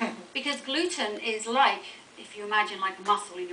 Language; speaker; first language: English; native; English